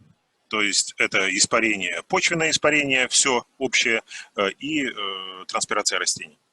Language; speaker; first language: Russian; native; Russian